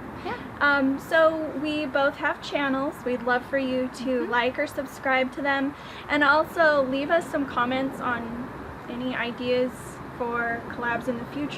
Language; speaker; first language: English; native; English